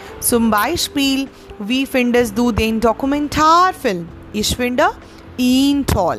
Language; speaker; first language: German; non-native, learner; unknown